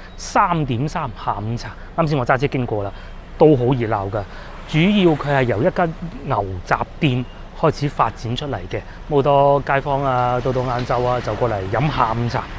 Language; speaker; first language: Cantonese; native; Cantonese